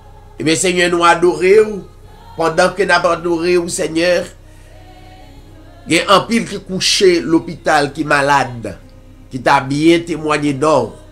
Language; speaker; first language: French; non-native, local second language; Haitian Creole